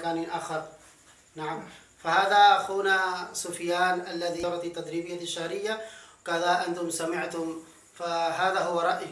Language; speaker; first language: Arabic; non-native, fluent; Urdu